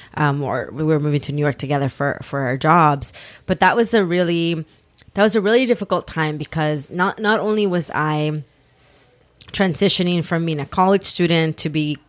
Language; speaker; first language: English; early bilingual, other home language; Spanish